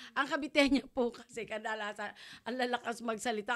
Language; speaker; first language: Filipino; native; Filipino